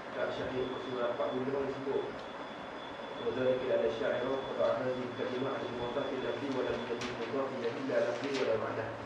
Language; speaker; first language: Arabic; non-native, learner; Malay